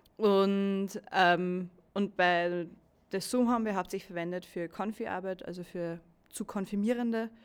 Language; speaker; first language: German; native; German